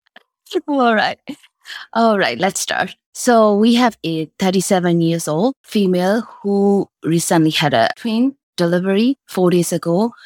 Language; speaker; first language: English; non-native, fluent; Burmese